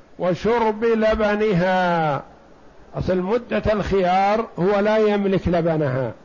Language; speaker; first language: Arabic; native; Arabic